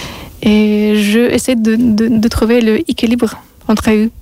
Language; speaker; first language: French; non-native, learner; Russian